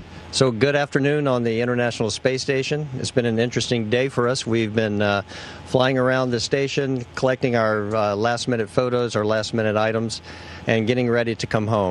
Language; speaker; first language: English; native; English